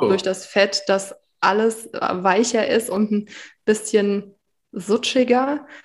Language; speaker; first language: German; native; German